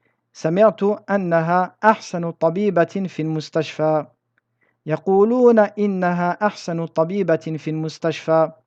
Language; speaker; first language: Arabic; non-native, fluent; French